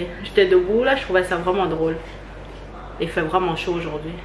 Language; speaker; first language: French; early bilingual, other home language; Vietnamese